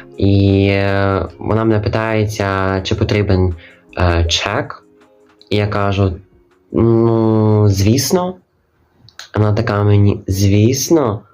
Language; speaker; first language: Ukrainian; non-native, local second language; Russian